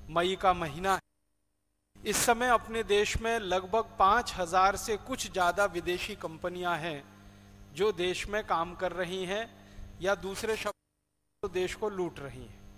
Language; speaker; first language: Hindi; native; Hindi